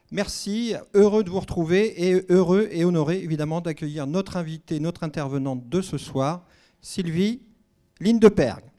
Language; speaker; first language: French; native; French